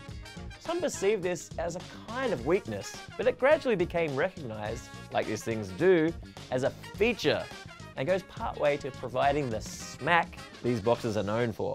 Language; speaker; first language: English; native; English